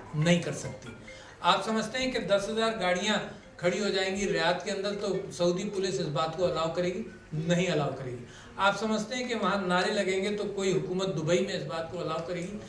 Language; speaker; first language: Urdu; native; Urdu